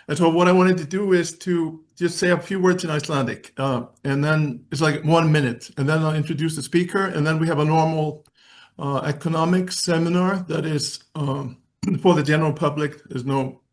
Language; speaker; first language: English; non-native, fluent; Icelandic